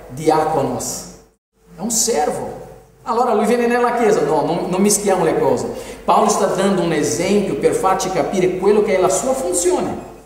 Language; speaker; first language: Italian; non-native, fluent; Portuguese